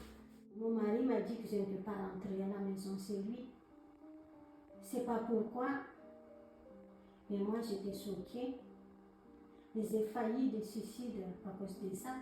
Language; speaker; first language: French; non-native, learner; Malagasy